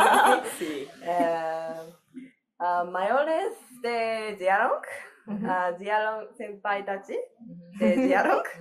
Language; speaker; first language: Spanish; non-native, learner; Japanese